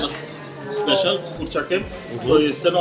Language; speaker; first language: Polish; non-native, learner; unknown